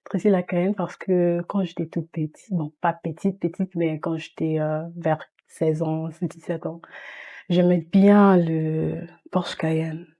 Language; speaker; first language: French; early bilingual, heritage; French